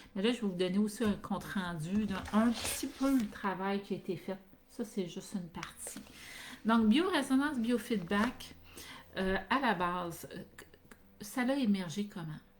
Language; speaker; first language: French; native; French